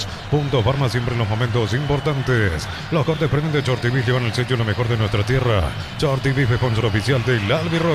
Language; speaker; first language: Spanish; native; Spanish